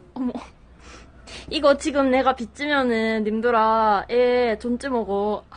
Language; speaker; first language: Korean; non-native, fluent; Japanese